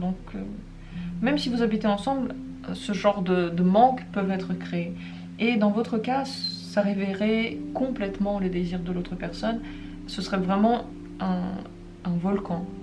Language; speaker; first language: French; native; French